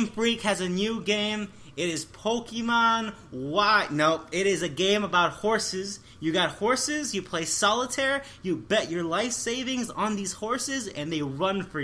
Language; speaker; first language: English; native; English